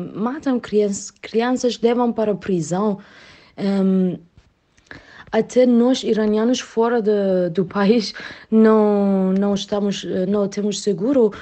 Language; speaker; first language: Portuguese; non-native, learner; Persian